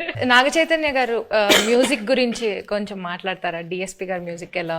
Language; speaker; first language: Telugu; native; Telugu